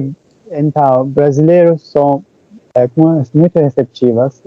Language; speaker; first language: Portuguese; non-native, learner; Turkish